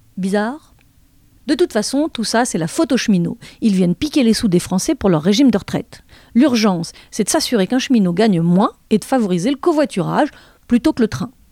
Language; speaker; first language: French; native; French